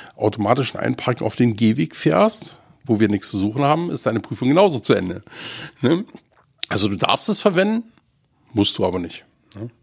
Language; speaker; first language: German; native; German